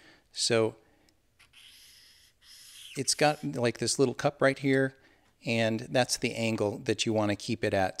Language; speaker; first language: English; native; English